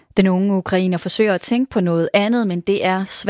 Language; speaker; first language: Danish; native; Danish